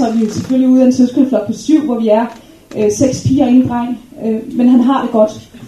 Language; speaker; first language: Danish; early bilingual, other home language; Arabic